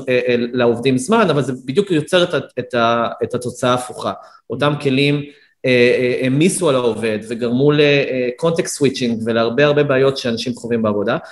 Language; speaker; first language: Hebrew; native; Hebrew